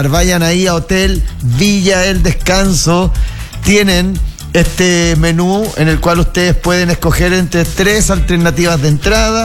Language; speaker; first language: Spanish; native; Spanish